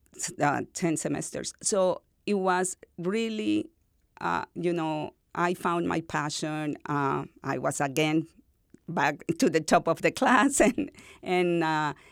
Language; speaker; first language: English; non-native, fluent; Spanish